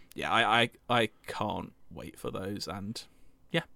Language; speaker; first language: English; native; English